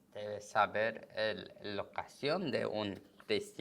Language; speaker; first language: Spanish; non-native, learner; Korean